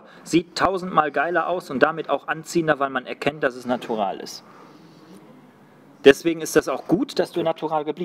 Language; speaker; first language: German; native; German